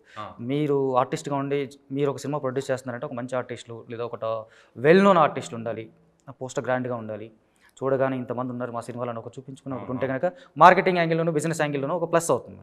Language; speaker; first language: Telugu; native; Telugu